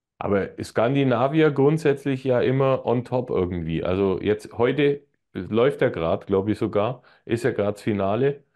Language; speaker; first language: German; native; German